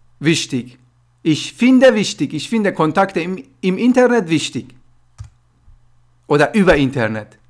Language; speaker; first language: German; non-native, fluent; Persian